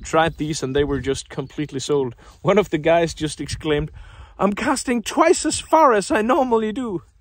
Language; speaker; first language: English; non-native, fluent; Danish